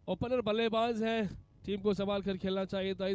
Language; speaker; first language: Hindi; non-native, local second language; Kannada